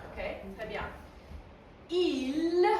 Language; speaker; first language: French; non-native, fluent; Spanish